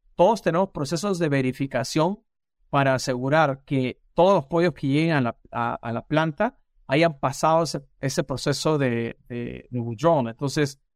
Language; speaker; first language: Spanish; native; Spanish